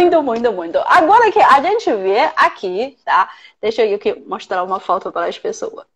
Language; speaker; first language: Portuguese; non-native, fluent; Chinese